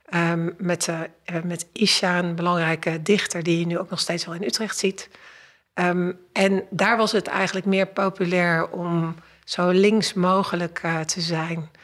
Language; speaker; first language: Dutch; native; Dutch